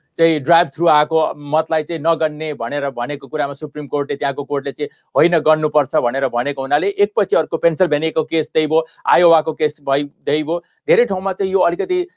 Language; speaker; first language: Nepali; native; Nepali